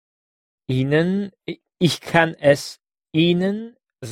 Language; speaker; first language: German; non-native, learner; French